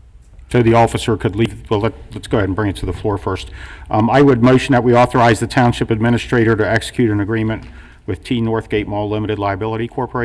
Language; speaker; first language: English; native; English